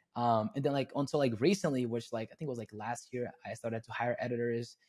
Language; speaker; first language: English; early bilingual, other home language; Spanish